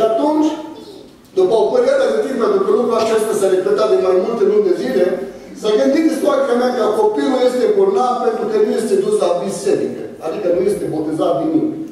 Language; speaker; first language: Romanian; non-native, fluent; Arabic